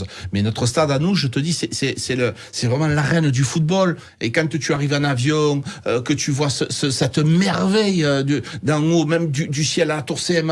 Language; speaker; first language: French; native; French